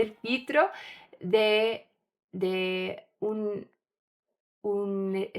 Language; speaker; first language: Spanish; non-native, learner; English